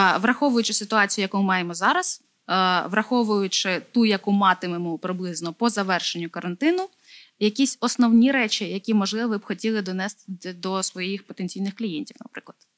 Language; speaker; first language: Ukrainian; native; Ukrainian